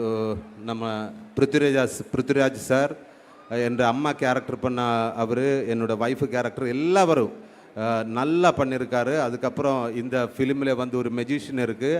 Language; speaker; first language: Tamil; non-native, learner; Malayalam